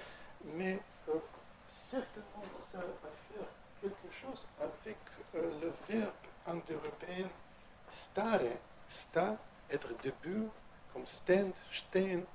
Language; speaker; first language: French; non-native, fluent; Russian